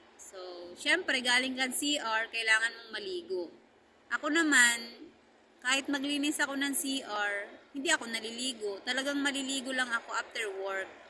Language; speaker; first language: Filipino; native; Filipino